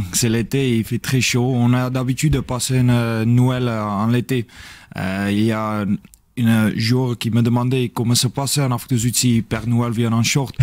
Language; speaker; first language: French; non-native, learner; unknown